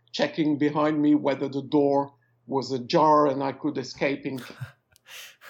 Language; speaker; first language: English; non-native, fluent; French